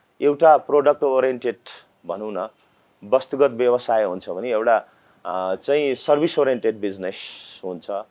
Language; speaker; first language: Nepali; native; Nepali